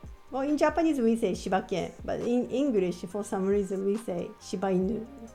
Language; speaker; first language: English; non-native, fluent; Japanese